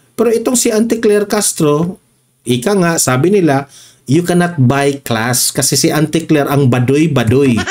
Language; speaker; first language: Filipino; non-native, local second language; Cebuano